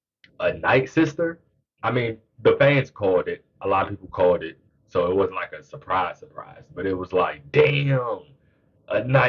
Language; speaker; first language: English; native; English